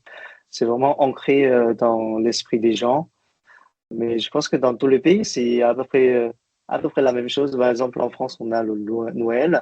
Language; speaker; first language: French; non-native, fluent; Chinese